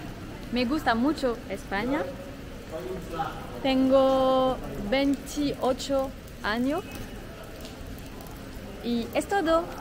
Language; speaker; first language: Spanish; non-native, learner; French